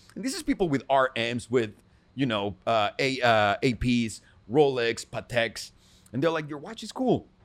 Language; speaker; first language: English; non-native, fluent; Spanish